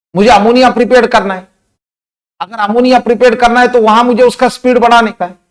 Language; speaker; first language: Hindi; non-native, local second language; Marathi